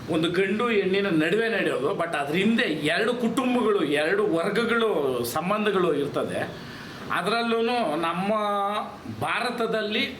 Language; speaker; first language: Kannada; native; Kannada